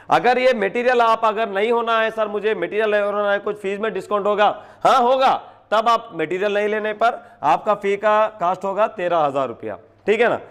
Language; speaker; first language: Hindi; non-native, local second language; Telugu